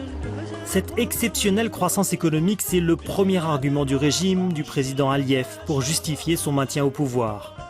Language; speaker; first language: French; native; French